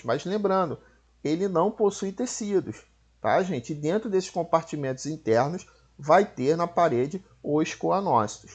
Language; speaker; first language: Portuguese; native; Portuguese